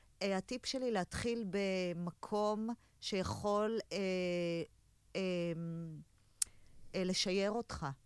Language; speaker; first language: Hebrew; native; Hebrew